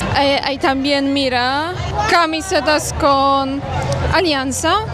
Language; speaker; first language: Spanish; non-native, fluent; Polish